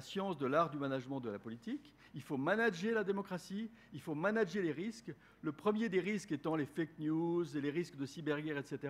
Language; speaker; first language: French; native; French